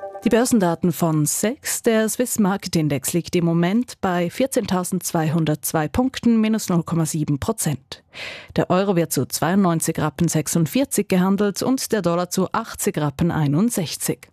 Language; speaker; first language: German; native; German